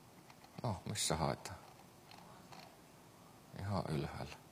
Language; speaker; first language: Finnish; native; Finnish